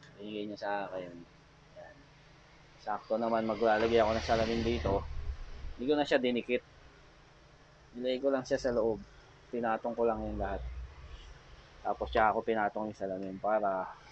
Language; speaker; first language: Filipino; native; Filipino